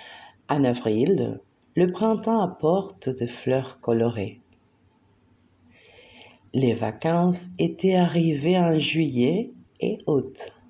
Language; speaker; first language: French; non-native, fluent; Spanish